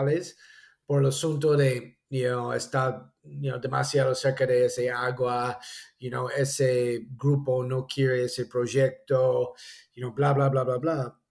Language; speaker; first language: Spanish; non-native, fluent; English